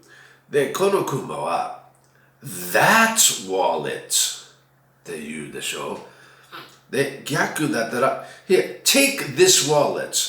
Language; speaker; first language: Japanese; non-native, fluent; English